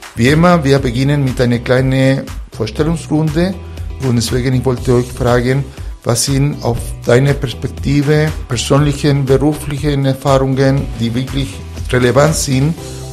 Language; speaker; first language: German; non-native, fluent; Spanish